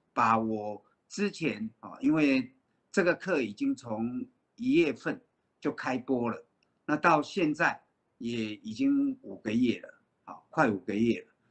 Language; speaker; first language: Chinese; native; Chinese